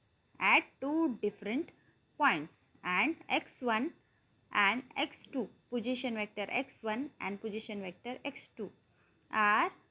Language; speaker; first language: English; non-native, local second language; Marathi